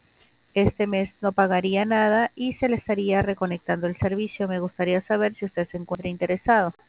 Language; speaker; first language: Spanish; native; Spanish